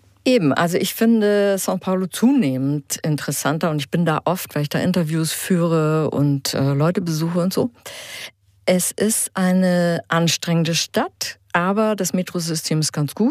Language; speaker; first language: German; early bilingual, heritage; German